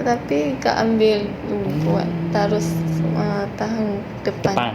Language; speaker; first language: Indonesian; non-native, learner; Malay